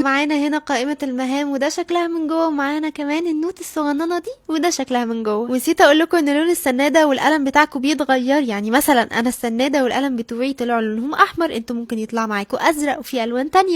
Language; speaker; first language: Arabic; native; Arabic